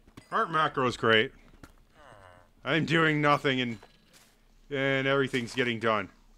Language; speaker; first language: English; native; English